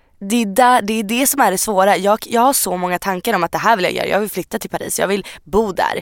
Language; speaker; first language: Swedish; native; Swedish